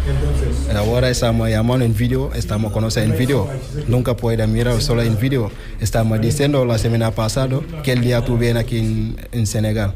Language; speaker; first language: Spanish; non-native, learner; Wolof